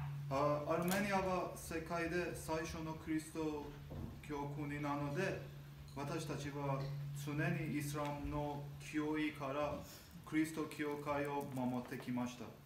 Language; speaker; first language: Japanese; non-native, learner; Armenian